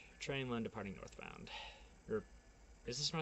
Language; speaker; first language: English; native; English